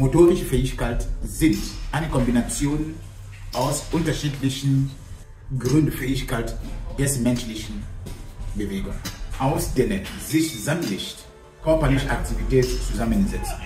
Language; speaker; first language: German; non-native, fluent; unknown